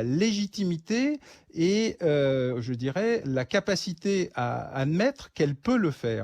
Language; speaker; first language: French; native; French